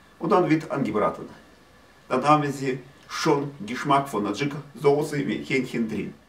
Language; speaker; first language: German; non-native, learner; Russian